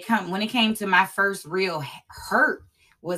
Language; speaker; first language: English; native; English